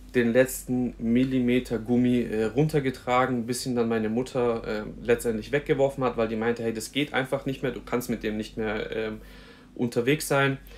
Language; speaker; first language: German; native; German